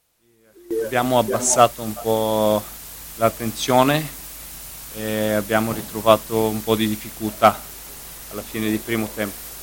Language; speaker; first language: Italian; non-native, fluent; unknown